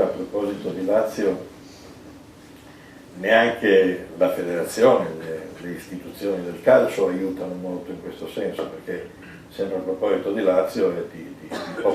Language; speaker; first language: Italian; native; Italian